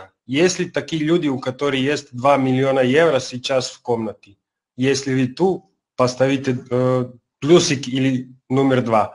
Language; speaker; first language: Russian; non-native, learner; Serbian